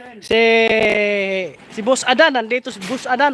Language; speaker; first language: Filipino; native; Filipino